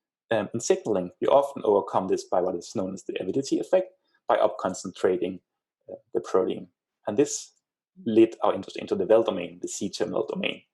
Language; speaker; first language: English; non-native, fluent; Danish